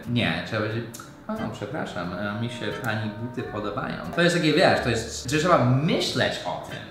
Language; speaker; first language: Polish; early bilingual, heritage; Polish